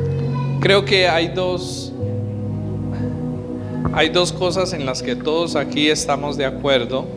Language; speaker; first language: Spanish; native; Spanish